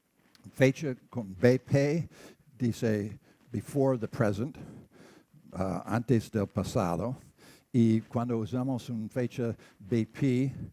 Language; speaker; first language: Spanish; non-native, learner; English